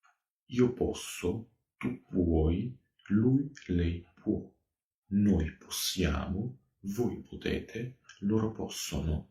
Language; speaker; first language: Italian; non-native, fluent; Georgian